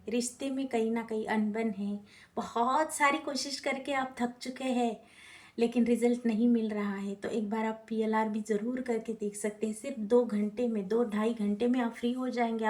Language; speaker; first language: Hindi; non-native, local second language; Marathi